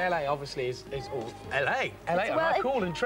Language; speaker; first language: English; native; English